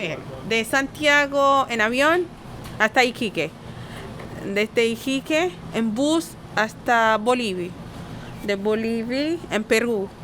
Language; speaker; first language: Spanish; non-native, learner; Haitian Creole